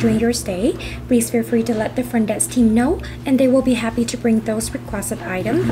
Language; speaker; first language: English; non-native, fluent; Vietnamese